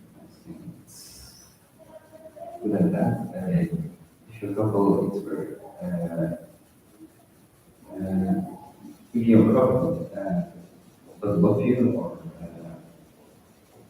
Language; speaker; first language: English; non-native, learner; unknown